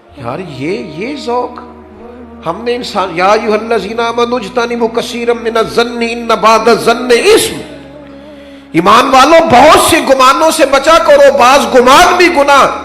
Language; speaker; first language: Urdu; non-native, local second language; Punjabi